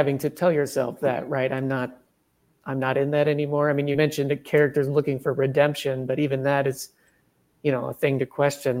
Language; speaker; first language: English; native; English